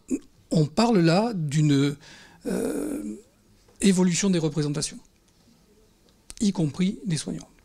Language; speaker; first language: French; native; French